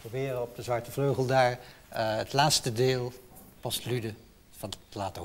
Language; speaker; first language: Dutch; native; Dutch